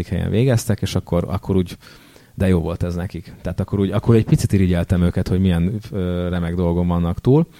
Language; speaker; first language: Hungarian; native; Hungarian